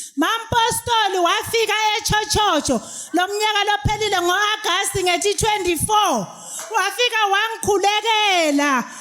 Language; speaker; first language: Zulu; non-native, local second language; Swati